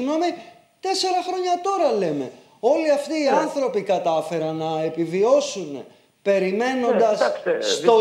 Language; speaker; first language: Greek; native; Greek